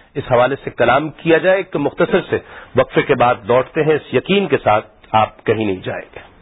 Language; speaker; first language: Urdu; native; Urdu